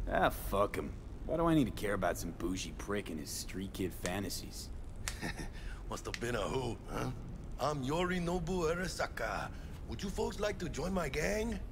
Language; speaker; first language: English; native; English